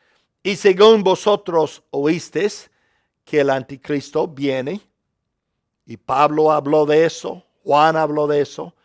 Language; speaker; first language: Spanish; non-native, fluent; English